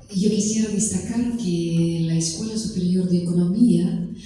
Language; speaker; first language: Spanish; non-native, fluent; Russian